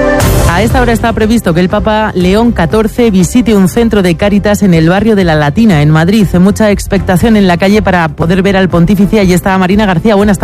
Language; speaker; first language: Spanish; native; Spanish